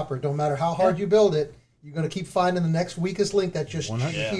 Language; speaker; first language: English; native; English